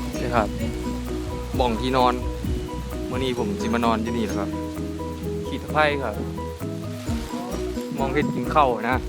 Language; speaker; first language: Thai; non-native, local second language; Northeastern Thai